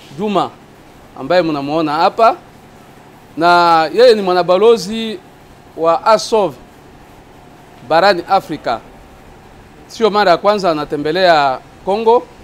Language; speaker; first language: Swahili; native; Swahili